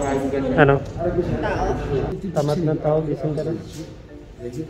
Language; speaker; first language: Filipino; non-native, learner; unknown